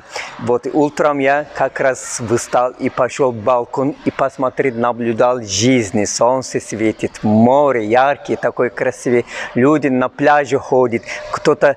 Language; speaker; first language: Russian; non-native, fluent; Turkish